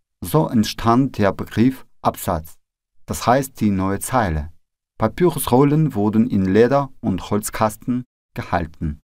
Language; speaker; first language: German; non-native, fluent; Russian